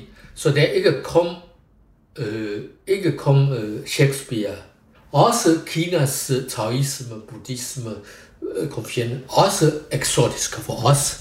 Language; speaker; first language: Danish; non-native, fluent; Chinese